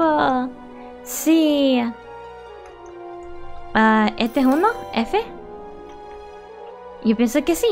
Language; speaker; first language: Spanish; early bilingual, heritage; Spanish